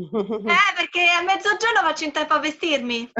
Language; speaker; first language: Italian; native; Italian